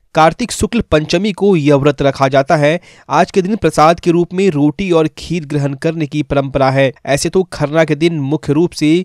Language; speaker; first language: Hindi; native; Hindi